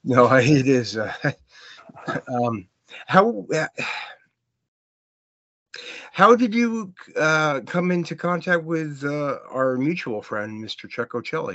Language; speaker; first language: English; native; English